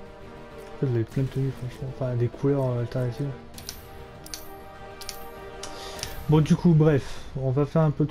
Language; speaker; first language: French; native; French